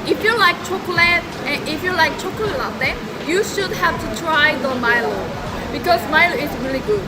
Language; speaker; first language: English; non-native, learner; Japanese